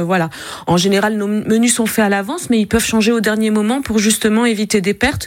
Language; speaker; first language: French; native; French